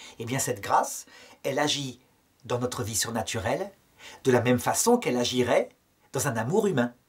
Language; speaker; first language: French; native; French